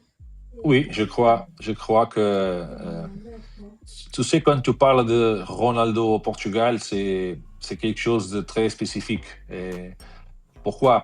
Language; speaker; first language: French; non-native, fluent; Portuguese